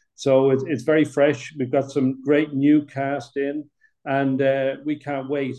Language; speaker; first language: English; native; English